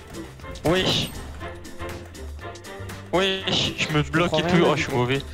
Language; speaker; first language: French; native; French